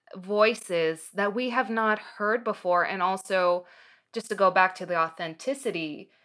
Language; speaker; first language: English; early bilingual, other home language; Arabic